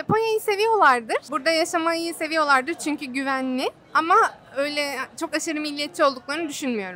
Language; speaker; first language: Turkish; native; Turkish